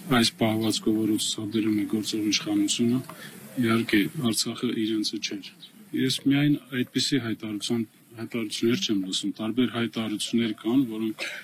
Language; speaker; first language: Armenian; native; Armenian